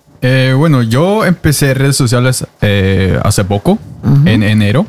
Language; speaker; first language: Spanish; non-native, fluent; Norwegian